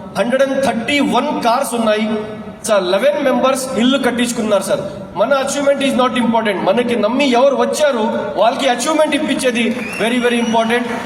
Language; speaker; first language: Telugu; non-native, local second language; Urdu